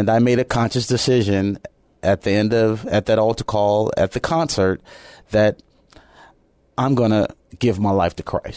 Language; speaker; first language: English; native; English